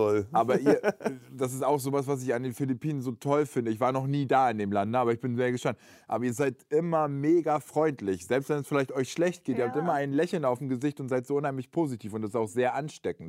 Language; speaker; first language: German; native; German